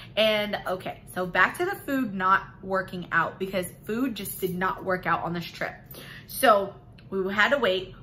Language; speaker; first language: English; native; English